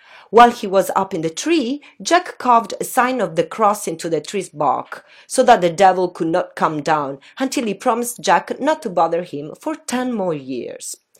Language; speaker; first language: English; non-native, fluent; Italian